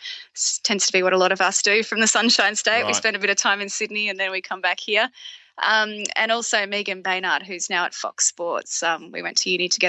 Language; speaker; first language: English; native; English